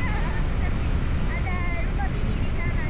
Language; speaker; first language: Indonesian; non-native, learner; Japanese